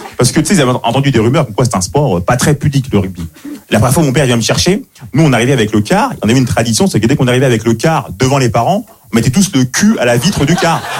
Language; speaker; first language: French; native; French